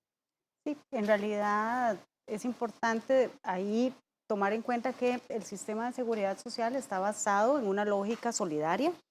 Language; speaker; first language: Spanish; native; Spanish